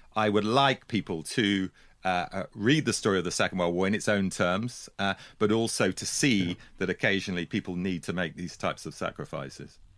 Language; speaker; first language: English; native; English